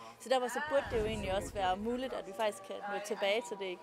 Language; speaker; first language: Danish; native; Danish